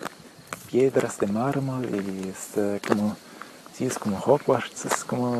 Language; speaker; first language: Spanish; early bilingual, heritage; Spanish